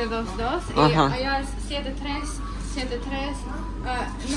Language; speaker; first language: Spanish; non-native, learner; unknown